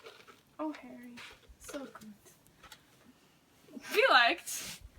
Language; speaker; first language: German; non-native, learner; English